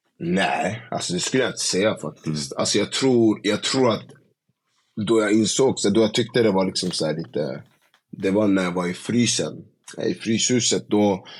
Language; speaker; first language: Swedish; early bilingual, other home language; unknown